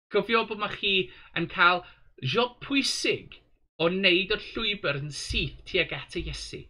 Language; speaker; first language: Welsh; non-native, local second language; English